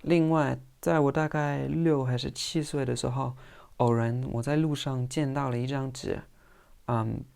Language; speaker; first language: Chinese; non-native, fluent; English